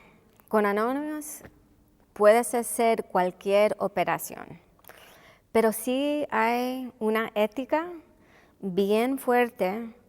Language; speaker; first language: Spanish; non-native, local second language; English